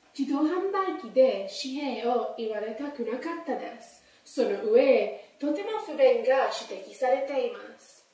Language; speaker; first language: Japanese; non-native, learner; English